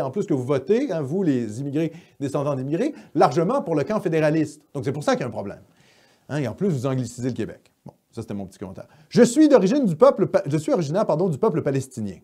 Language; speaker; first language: French; native; French